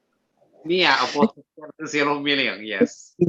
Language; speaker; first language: English; non-native, learner; Thai